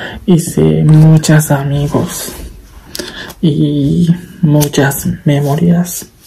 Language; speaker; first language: Spanish; non-native, learner; Japanese